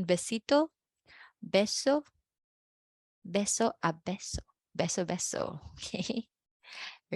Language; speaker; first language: Spanish; non-native, fluent; Filipino